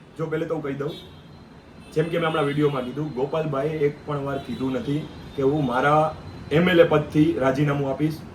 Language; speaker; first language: Gujarati; native; Gujarati